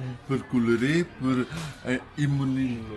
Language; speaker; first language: French; non-native, learner; Indonesian